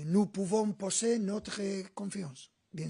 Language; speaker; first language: French; non-native, learner; Spanish